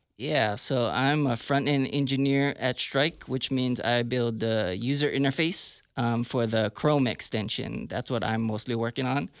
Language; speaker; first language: English; native; English